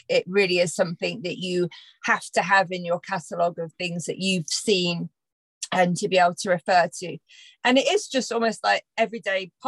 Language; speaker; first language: English; native; English